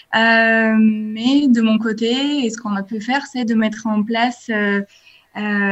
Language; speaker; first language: French; non-native, fluent; Bulgarian